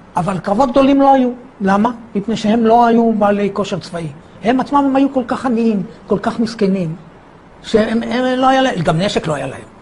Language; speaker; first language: Hebrew; native; Hebrew